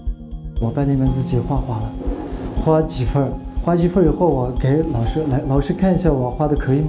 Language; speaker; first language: Chinese; non-native, local second language; Uyghur